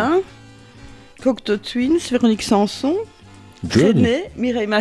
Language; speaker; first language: French; native; French